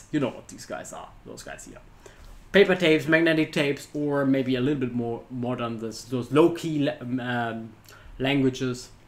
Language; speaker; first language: English; non-native, fluent; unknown